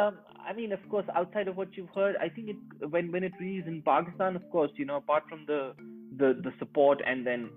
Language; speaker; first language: English; non-native, local second language; Urdu